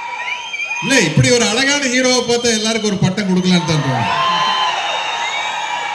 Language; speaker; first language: Tamil; native; Tamil